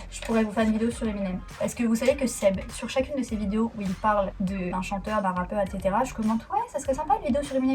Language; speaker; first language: French; native; French